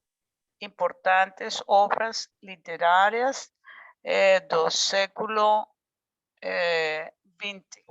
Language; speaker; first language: Portuguese; non-native, learner; Spanish